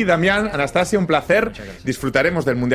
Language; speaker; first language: Spanish; native; Spanish